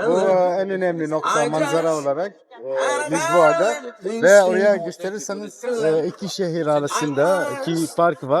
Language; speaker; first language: Turkish; non-native, learner; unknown